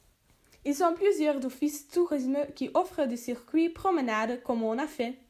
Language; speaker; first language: French; non-native, learner; Dutch